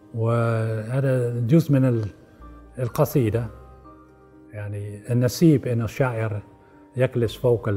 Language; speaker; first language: Arabic; non-native, fluent; Dutch